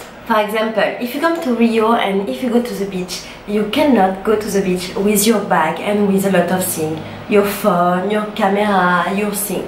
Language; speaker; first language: English; non-native, learner; French